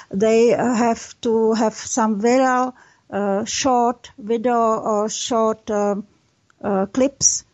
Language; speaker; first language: English; non-native, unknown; Czech